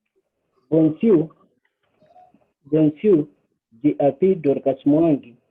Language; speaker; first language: French; non-native, learner; English